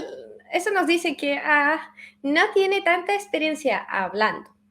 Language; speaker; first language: Spanish; non-native, fluent; Russian